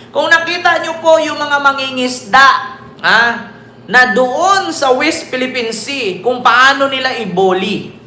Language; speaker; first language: Filipino; native; Filipino